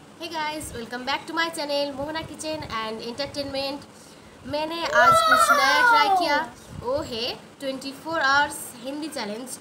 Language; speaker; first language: Hindi; non-native, local second language; Bangla